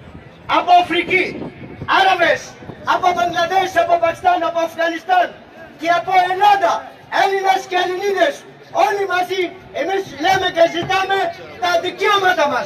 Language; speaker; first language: Greek; non-native, fluent; Urdu